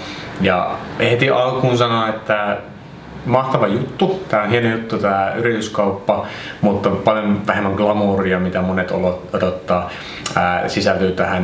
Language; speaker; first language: Finnish; native; Finnish